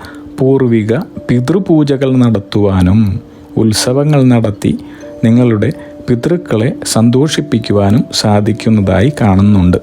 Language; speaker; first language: Malayalam; native; Malayalam